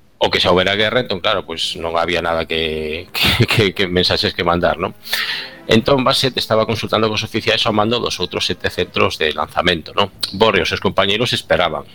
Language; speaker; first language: Galician; native; Galician